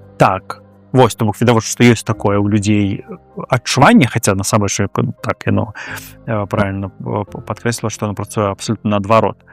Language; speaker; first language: Belarusian; non-native, local second language; Russian